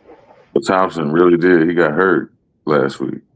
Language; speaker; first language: English; native; English